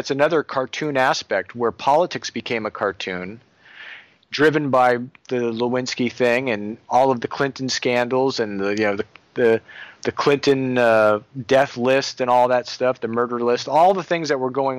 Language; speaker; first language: English; native; English